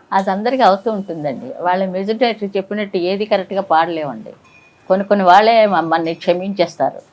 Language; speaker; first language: Telugu; native; Telugu